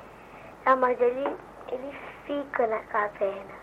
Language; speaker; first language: Portuguese; early bilingual, heritage; Portuguese